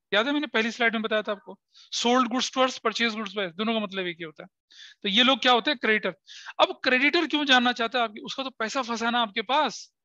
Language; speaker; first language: Hindi; native; Hindi